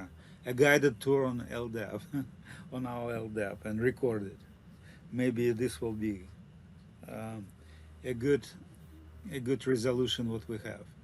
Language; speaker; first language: English; non-native, learner; Russian